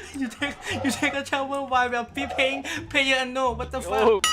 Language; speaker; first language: English; non-native, learner; Thai